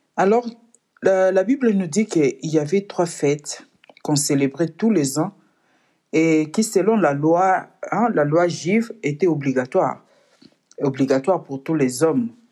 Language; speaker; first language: French; non-native, local second language; Lingala